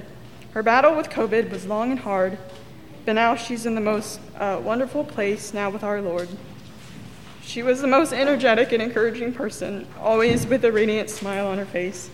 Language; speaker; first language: English; native; English